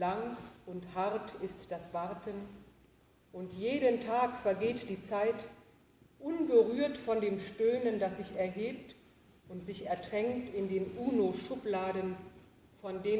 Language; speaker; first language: German; native; German